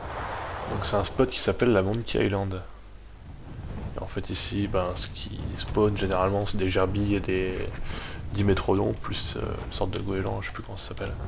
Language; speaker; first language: French; native; French